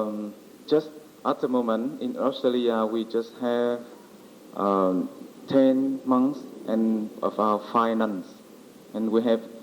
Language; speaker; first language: English; non-native, learner; Vietnamese